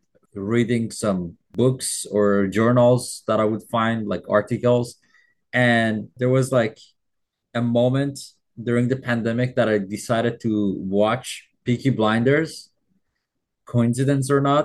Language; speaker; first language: English; non-native, fluent; Persian